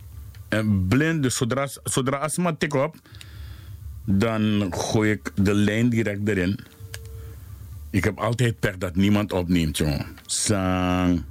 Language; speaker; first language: Dutch; native; Dutch